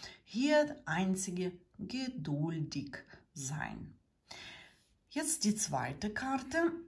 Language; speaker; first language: German; non-native, learner; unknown